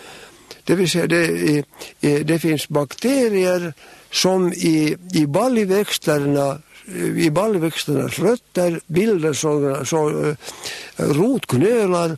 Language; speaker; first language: Swedish; native; Swedish